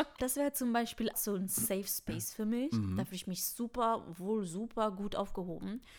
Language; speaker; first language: German; non-native, fluent; French